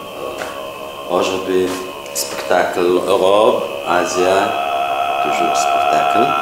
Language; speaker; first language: French; non-native, learner; Mongolian